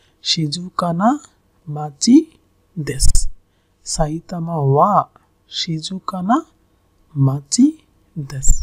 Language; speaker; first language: Japanese; non-native, fluent; Bangla